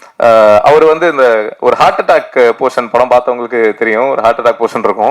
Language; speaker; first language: Tamil; native; Tamil